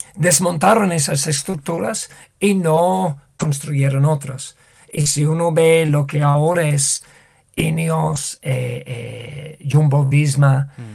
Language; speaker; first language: Spanish; non-native, fluent; English